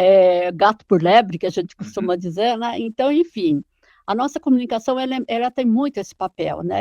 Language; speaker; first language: Portuguese; native; Portuguese